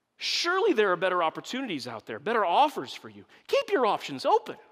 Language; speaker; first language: English; native; English